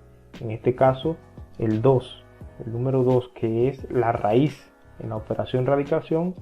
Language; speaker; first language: Spanish; native; Spanish